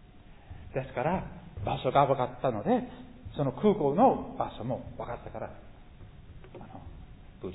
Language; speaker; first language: Japanese; non-native, fluent; English